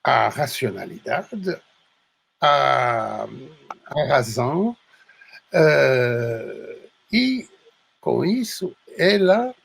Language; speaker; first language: Portuguese; non-native, fluent; French